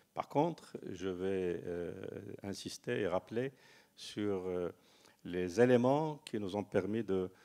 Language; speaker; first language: French; non-native, local second language; Arabic